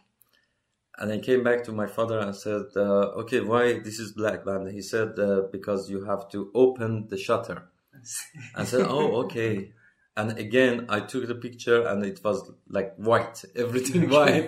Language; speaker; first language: English; non-native, learner; Persian